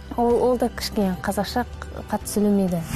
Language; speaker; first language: Kazakh; non-native, local second language; Russian